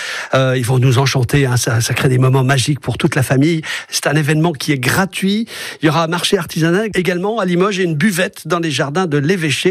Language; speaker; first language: French; native; French